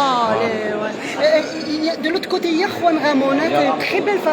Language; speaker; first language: French; non-native, local second language; Arabic